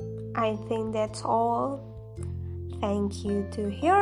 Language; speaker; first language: English; non-native, learner; Indonesian